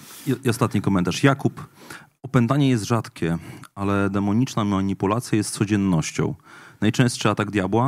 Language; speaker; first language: Polish; native; Polish